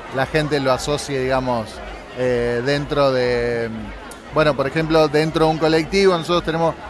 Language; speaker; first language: Spanish; native; Spanish